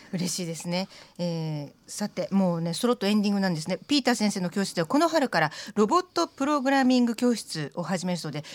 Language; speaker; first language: Japanese; native; Japanese